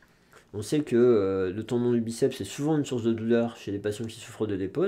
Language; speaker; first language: French; native; French